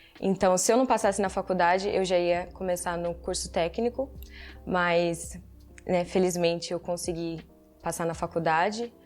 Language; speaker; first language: Portuguese; early bilingual, heritage; Portuguese